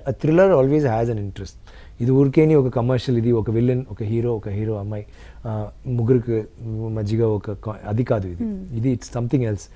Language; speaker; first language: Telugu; non-native, local second language; Tamil